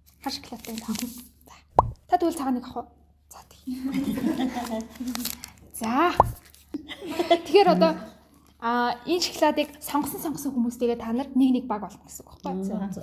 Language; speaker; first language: Mongolian; native; Mongolian